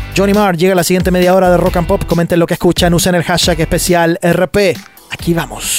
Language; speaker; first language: Spanish; native; Spanish